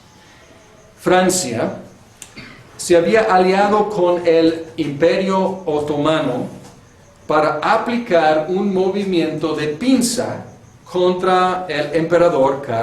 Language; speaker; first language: Spanish; non-native, fluent; English